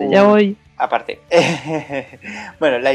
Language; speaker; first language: Spanish; native; Spanish